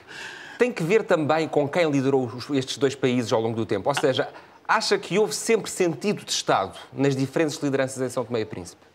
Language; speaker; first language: Portuguese; native; Portuguese